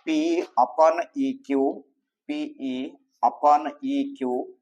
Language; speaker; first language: English; non-native, local second language; Kannada